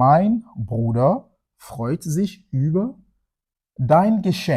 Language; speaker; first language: German; non-native, fluent; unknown